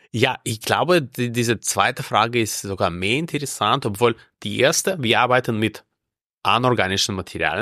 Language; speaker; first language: German; non-native, fluent; Russian